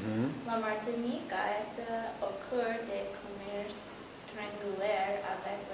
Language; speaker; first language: French; non-native, learner; Spanish